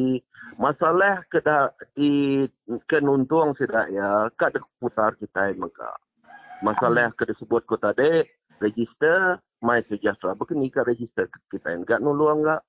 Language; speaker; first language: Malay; non-native, local second language; Iban